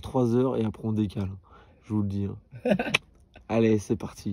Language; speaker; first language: French; native; French